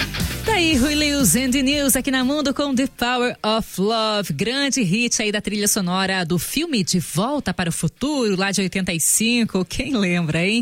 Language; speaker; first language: Portuguese; native; Portuguese